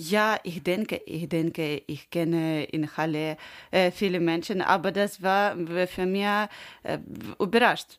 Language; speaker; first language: German; non-native, learner; Ukrainian